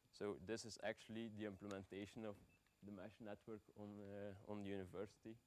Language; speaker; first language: English; non-native, fluent; Dutch